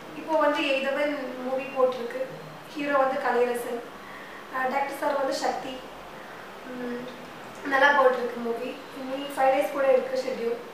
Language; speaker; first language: Tamil; non-native, learner; Malayalam